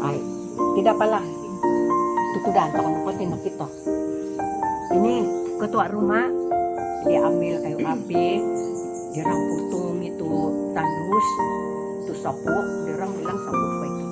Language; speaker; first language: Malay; non-native, local second language; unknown